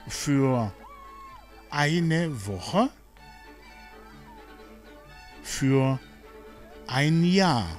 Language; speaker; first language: German; non-native, fluent; Rundi